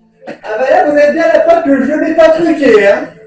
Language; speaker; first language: French; native; French